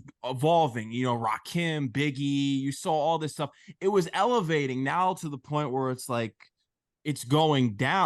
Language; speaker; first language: English; native; English